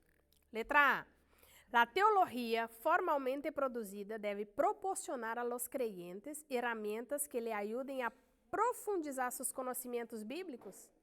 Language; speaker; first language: Spanish; non-native, learner; Portuguese